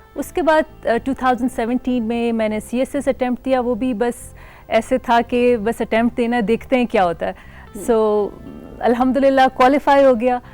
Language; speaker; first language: Urdu; non-native, local second language; Khowar